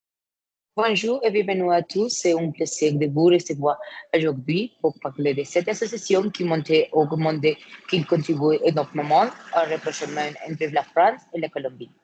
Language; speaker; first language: French; non-native, learner; Spanish